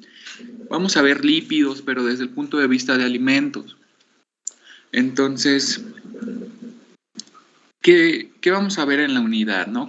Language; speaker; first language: Spanish; native; Spanish